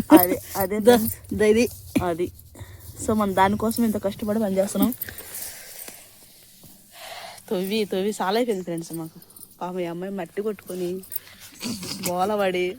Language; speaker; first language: Telugu; native; Telugu